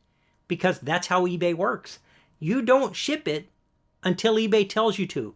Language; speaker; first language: English; native; English